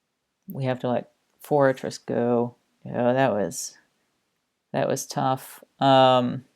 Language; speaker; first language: English; native; English